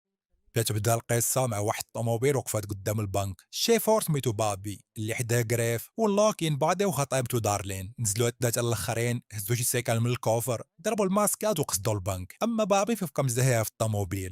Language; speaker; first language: Arabic; native; Arabic